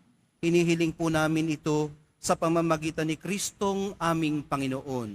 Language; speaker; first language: Filipino; native; Filipino